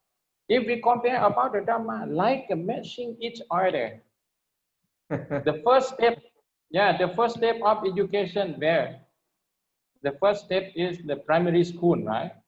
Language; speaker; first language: English; non-native, learner; Lao